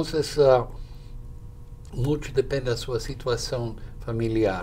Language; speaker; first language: Spanish; non-native, fluent; Portuguese